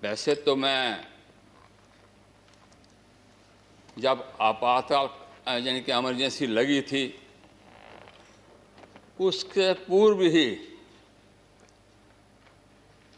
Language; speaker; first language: Hindi; non-native, local second language; Dogri